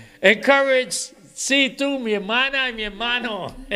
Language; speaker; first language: Spanish; non-native, learner; English